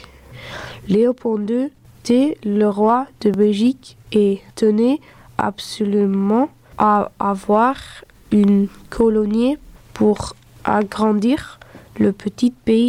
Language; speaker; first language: French; non-native, local second language; Dutch